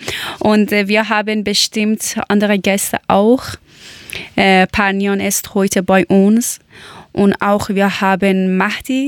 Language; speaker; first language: German; non-native, learner; Persian